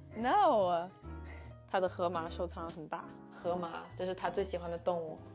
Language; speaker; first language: Chinese; non-native, fluent; English